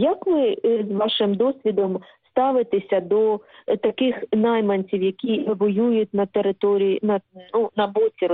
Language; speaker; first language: Ukrainian; native; Ukrainian